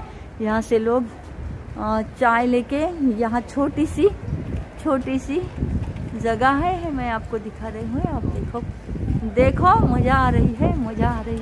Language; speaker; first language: Hindi; non-native, local second language; Marathi